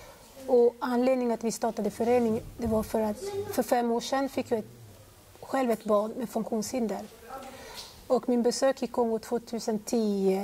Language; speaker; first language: Swedish; non-native, fluent; Lingala